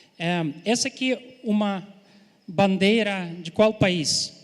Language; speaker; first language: Portuguese; non-native, fluent; Ukrainian